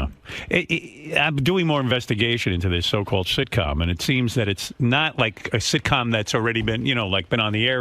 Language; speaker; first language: English; native; English